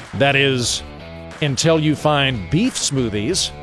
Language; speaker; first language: English; native; English